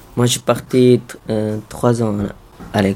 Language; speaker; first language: French; non-native, learner; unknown